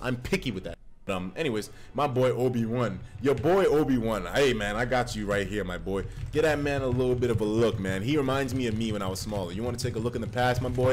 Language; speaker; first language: English; native; English